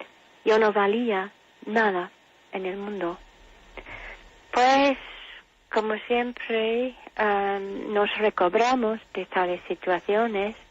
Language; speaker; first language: Spanish; non-native, fluent; English